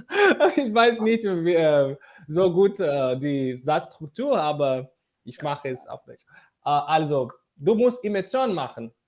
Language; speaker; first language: German; non-native, learner; Portuguese